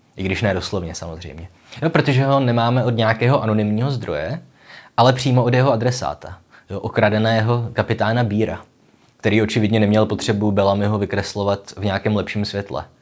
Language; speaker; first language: Czech; native; Czech